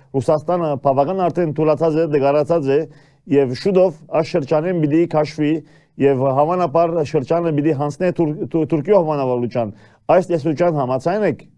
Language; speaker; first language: Armenian; early bilingual, heritage; Armenian